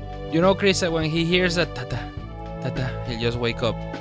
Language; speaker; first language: English; early bilingual, other home language; Spanish